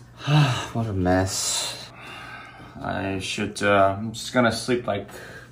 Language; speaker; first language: English; non-native, fluent; Korean